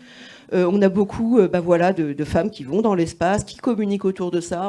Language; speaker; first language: French; native; French